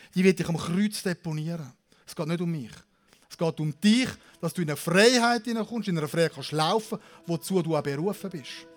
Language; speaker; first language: German; native; German